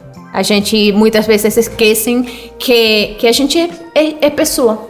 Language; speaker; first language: Portuguese; non-native, fluent; Spanish